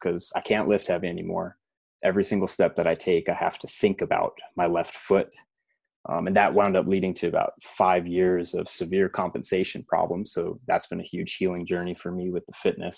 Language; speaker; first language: English; native; English